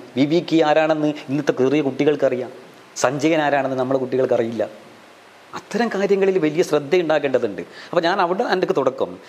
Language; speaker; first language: Malayalam; native; Malayalam